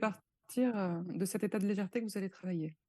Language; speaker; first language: French; native; French